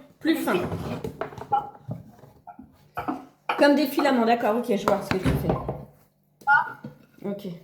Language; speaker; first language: French; native; French